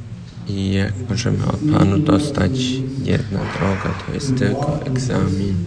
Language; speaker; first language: Polish; early bilingual, heritage; Polish